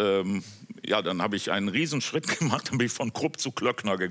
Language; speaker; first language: German; native; German